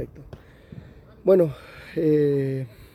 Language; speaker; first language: Spanish; native; Spanish